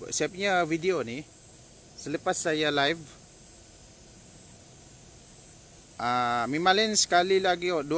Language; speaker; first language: Malay; native; Malay